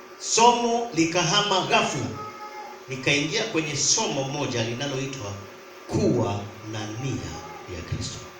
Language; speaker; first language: Swahili; native; Swahili